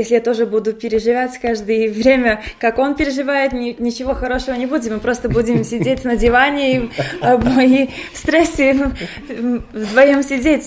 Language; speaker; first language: Russian; non-native, local second language; Latvian